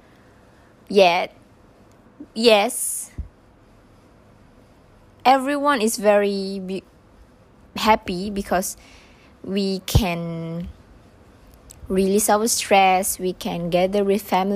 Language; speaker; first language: English; non-native, local second language; Malay